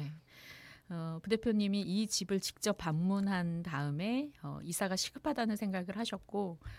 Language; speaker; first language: Korean; native; Korean